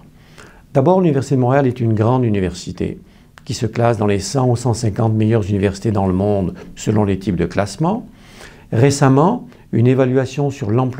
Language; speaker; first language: French; native; French